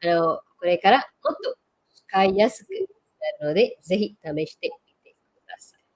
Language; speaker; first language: Japanese; non-native, fluent; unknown